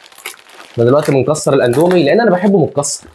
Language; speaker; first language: Arabic; native; Arabic